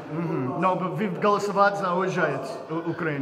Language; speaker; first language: Russian; non-native, learner; English